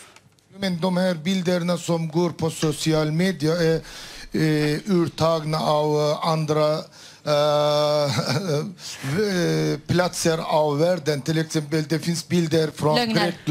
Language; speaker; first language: Swedish; non-native, learner; Turkish